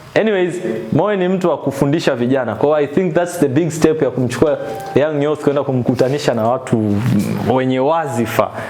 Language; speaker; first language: Swahili; native; Swahili